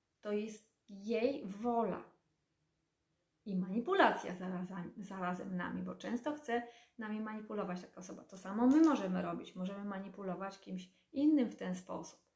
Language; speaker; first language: Polish; native; Polish